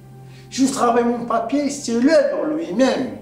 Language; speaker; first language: French; non-native, local second language; Arabic